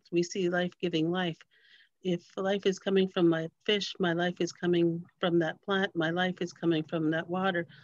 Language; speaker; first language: English; native; English